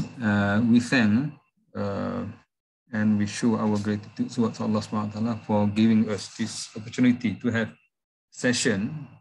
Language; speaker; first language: English; non-native, local second language; Malay